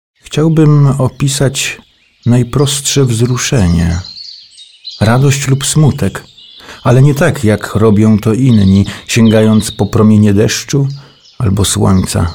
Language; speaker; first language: Polish; native; Polish